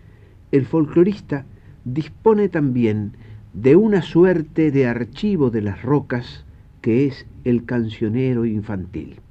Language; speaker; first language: Spanish; native; Spanish